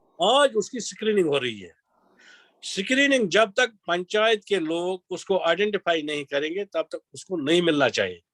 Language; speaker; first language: Urdu; non-native, local second language; Kashmiri